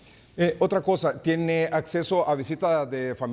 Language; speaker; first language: Spanish; native; Spanish